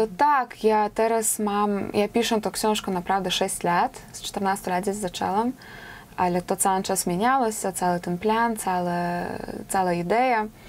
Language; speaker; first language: Polish; native; Polish